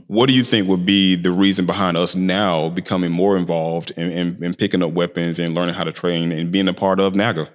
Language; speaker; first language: English; native; English